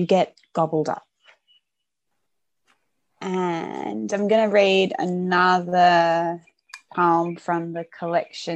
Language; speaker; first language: English; native; English